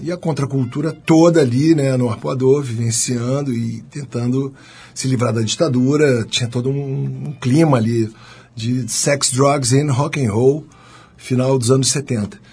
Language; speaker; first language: Portuguese; native; Portuguese